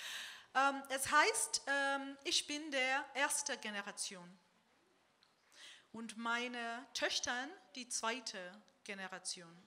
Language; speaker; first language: German; non-native, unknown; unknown